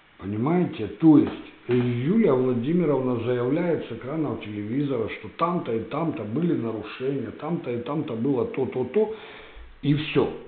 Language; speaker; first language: Russian; native; Russian